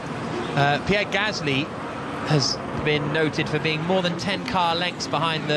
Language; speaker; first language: English; native; English